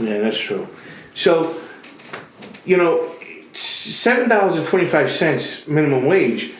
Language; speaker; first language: English; native; English